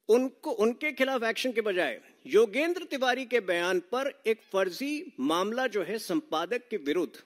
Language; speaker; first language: Hindi; native; Hindi